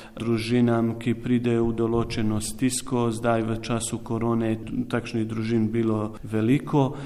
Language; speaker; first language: Slovenian; non-native, local second language; Bosnian